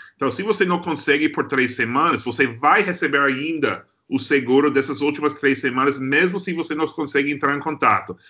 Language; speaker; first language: Portuguese; non-native, fluent; English